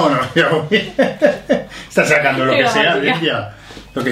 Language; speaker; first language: Spanish; non-native, fluent; English